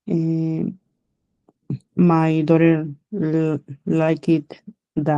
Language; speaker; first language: English; non-native, learner; Spanish